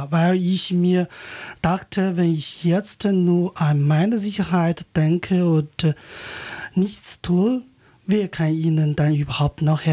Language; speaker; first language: German; non-native, learner; Chinese